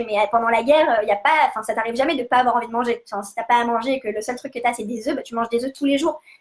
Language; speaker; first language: French; native; French